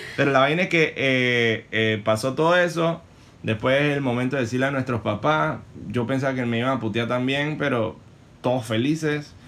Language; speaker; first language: Spanish; native; Spanish